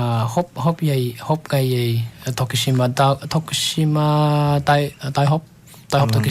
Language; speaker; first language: Vietnamese; non-native, learner; English